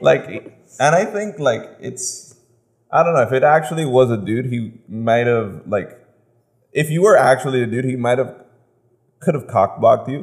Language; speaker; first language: English; native; English